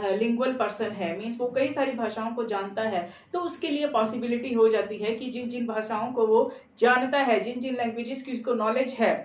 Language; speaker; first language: Hindi; non-native, local second language; Punjabi